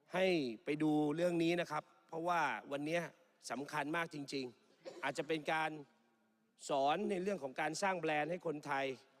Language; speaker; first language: Thai; native; Thai